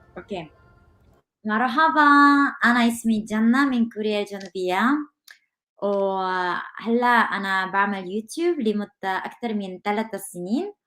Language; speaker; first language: Arabic; non-native, fluent; Korean